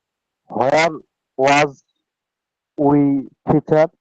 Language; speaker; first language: English; non-native, learner; Bangla